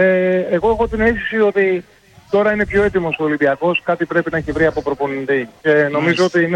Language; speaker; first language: Greek; native; Greek